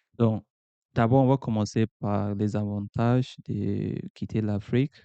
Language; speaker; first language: French; non-native, fluent; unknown